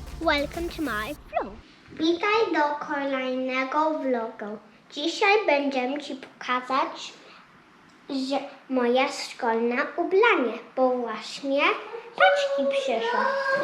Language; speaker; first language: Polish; early bilingual, heritage; Polish